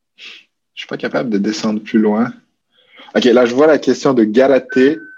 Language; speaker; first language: French; native; French